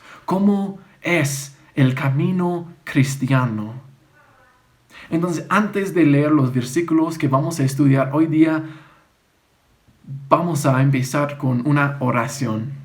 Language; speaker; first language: Spanish; non-native, fluent; English